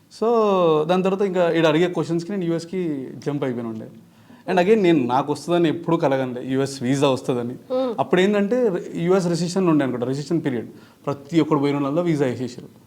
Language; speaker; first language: Telugu; native; Telugu